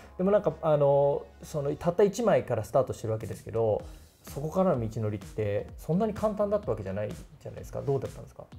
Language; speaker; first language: Japanese; native; Japanese